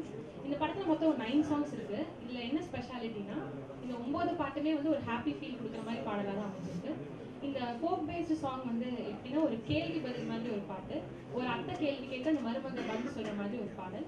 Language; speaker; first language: Tamil; native; Tamil